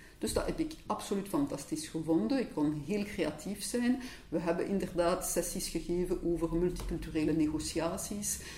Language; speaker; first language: Dutch; non-native, local second language; French